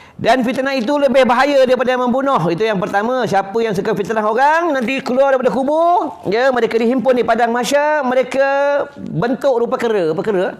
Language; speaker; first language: Malay; native; Malay